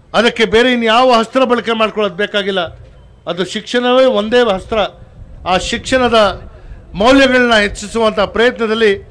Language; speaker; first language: Kannada; non-native, local second language; Urdu